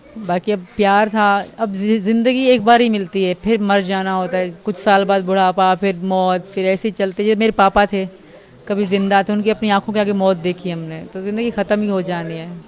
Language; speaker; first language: Urdu; non-native, local second language; Sindhi